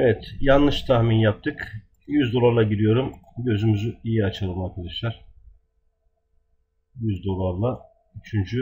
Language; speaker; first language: Turkish; native; Turkish